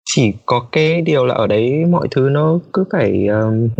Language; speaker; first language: Vietnamese; native; Vietnamese